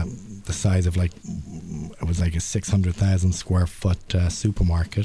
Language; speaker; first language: English; native; English